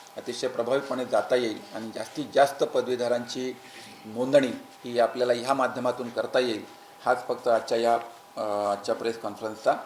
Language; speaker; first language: Marathi; native; Marathi